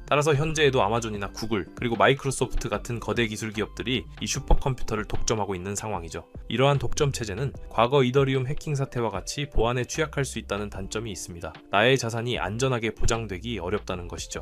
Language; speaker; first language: Korean; native; Korean